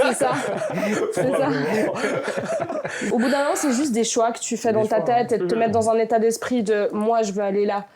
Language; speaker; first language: French; native; French